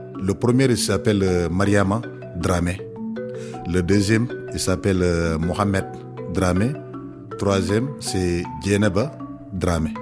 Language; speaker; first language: French; non-native, learner; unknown